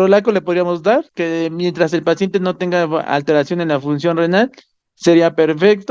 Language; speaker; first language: Spanish; native; Spanish